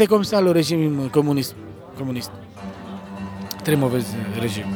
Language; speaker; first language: French; non-native, learner; Romanian